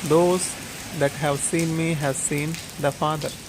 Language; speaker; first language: English; non-native, local second language; Telugu